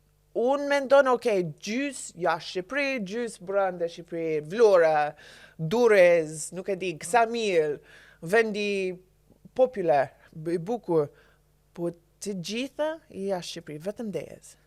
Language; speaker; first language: Albanian; non-native, learner; English